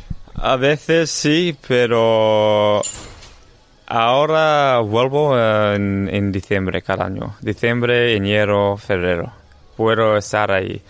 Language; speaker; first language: Spanish; non-native, learner; English